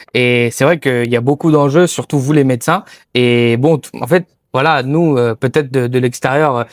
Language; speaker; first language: French; native; French